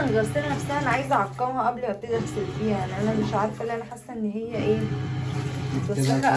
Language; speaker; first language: Arabic; native; Arabic